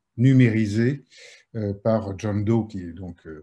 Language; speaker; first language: French; native; French